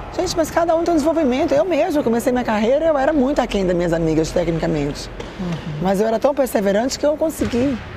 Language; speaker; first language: Portuguese; native; Portuguese